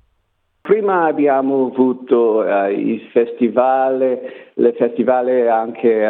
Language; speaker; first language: Italian; non-native, learner; English